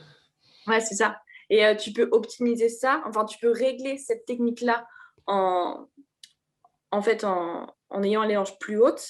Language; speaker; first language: French; native; French